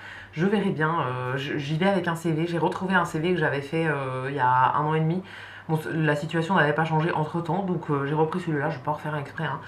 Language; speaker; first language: French; native; French